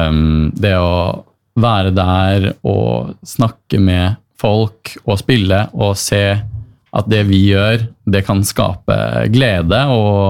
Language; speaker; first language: Norwegian; native; Norwegian